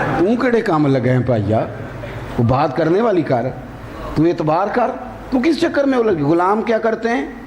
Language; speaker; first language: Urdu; non-native, local second language; Punjabi